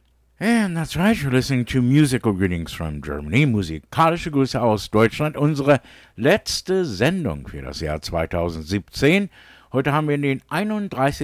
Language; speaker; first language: German; early bilingual, heritage; English